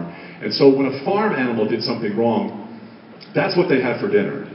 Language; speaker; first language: English; native; English